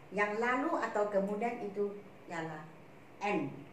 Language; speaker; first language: Malay; non-native, local second language; Chinese